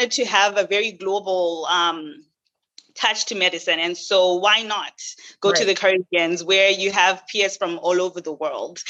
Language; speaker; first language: English; non-native, local second language; Shona